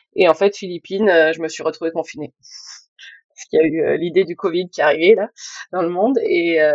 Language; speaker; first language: French; native; French